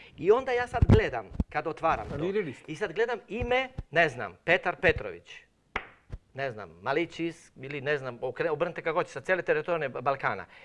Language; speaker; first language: Croatian; non-native, local second language; Romanian